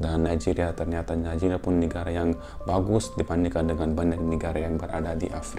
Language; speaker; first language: Indonesian; non-native, fluent; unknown